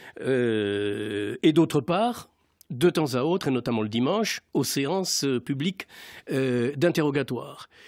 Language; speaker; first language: French; native; French